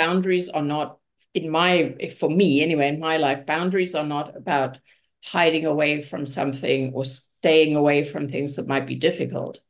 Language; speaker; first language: English; native; English